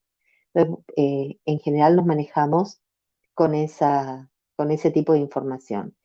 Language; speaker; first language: Spanish; native; Spanish